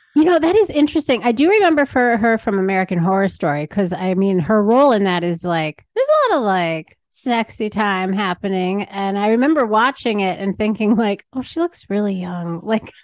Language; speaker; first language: English; native; English